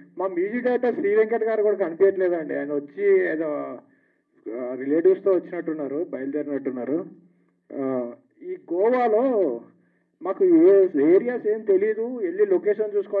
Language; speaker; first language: Telugu; native; Telugu